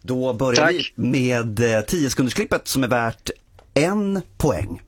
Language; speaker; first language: Swedish; native; Swedish